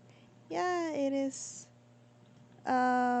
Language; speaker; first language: English; non-native, learner; Korean